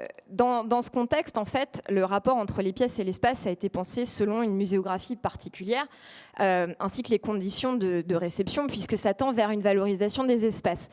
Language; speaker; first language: French; native; French